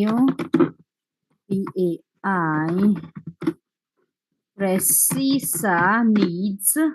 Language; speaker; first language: Portuguese; non-native, fluent; English